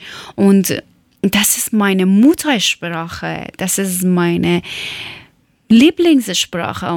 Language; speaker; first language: German; non-native, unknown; Persian